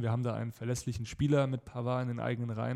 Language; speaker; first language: German; native; German